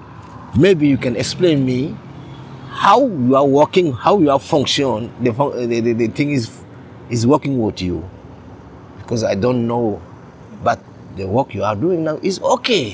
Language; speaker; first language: English; non-native, learner; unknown